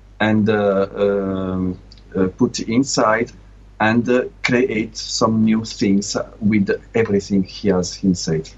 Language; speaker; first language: English; non-native, learner; Italian